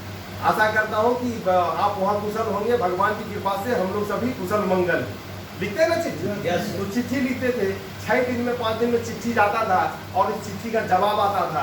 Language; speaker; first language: Hindi; native; Hindi